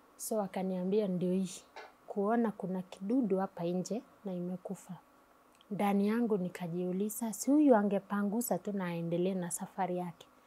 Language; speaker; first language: Swahili; non-native, local second language; Kalaallisut